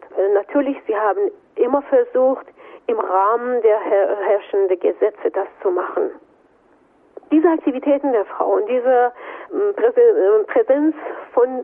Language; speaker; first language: German; non-native, fluent; Persian